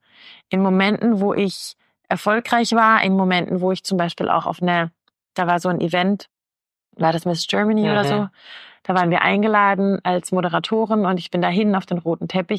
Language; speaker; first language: German; native; German